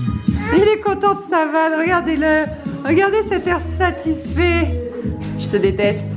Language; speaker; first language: French; native; French